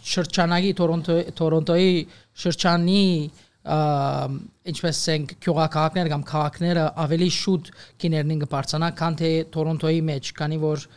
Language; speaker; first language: Armenian; early bilingual, heritage; Armenian